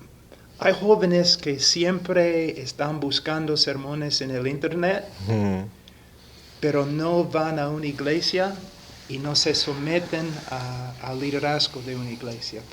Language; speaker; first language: Spanish; non-native, fluent; English